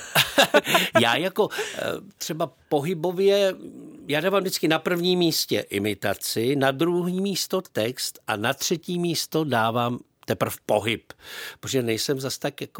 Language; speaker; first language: Czech; native; Czech